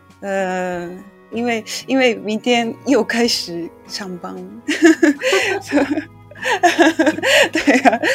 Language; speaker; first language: Chinese; non-native, learner; Japanese